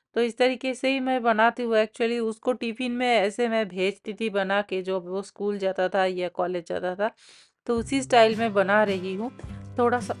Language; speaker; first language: Hindi; non-native, local second language; Bangla